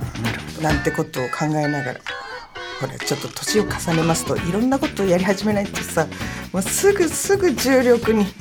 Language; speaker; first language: Japanese; native; Japanese